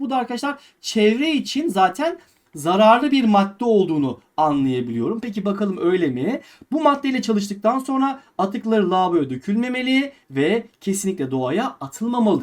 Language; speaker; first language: Turkish; native; Turkish